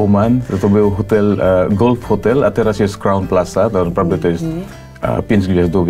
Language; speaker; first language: Polish; non-native, fluent; Cebuano